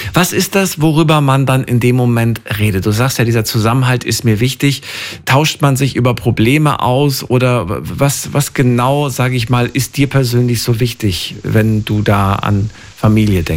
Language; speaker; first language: German; native; German